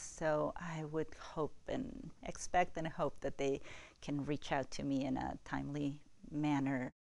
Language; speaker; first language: English; non-native, fluent; Spanish